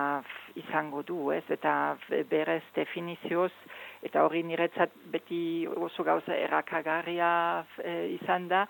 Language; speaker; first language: Basque; non-native, fluent; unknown